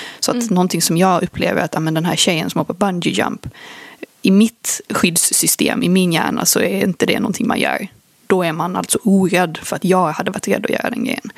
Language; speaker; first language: Swedish; early bilingual, other home language; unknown